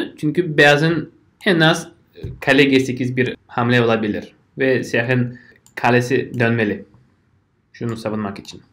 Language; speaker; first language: Turkish; non-native, fluent; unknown